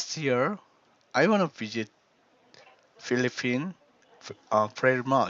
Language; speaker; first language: English; non-native, learner; Korean